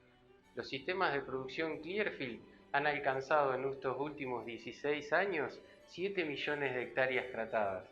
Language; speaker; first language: Spanish; native; Spanish